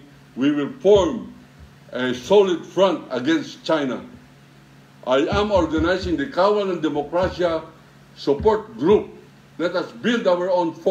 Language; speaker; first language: English; non-native, local second language; Filipino